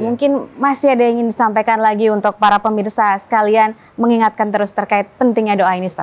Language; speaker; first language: Indonesian; native; Indonesian